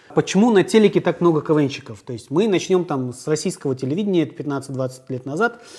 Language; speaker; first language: Russian; native; Russian